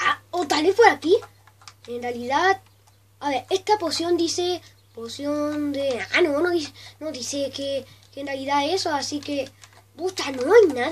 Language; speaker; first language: Spanish; native; Spanish